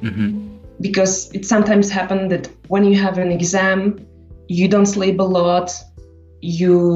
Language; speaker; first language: English; non-native, fluent; Slovak